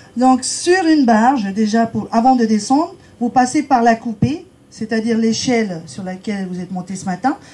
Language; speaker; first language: French; native; French